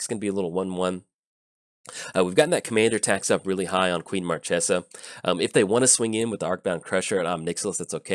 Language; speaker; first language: English; native; English